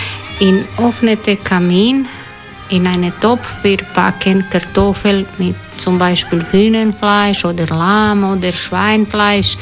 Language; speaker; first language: German; non-native, learner; Croatian